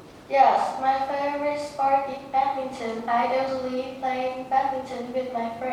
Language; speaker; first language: English; non-native, learner; Vietnamese